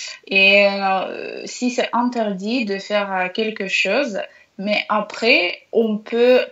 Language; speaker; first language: French; non-native, learner; Russian